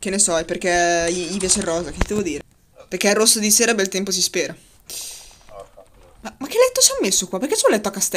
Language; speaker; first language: Italian; native; Italian